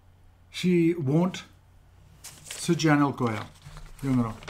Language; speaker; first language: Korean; non-native, fluent; English